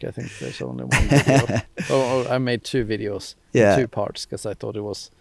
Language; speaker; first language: English; non-native, fluent; Swedish